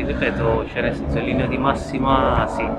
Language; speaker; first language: Italian; native; Italian